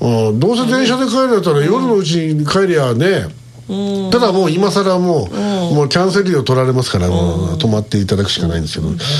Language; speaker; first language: Japanese; native; Japanese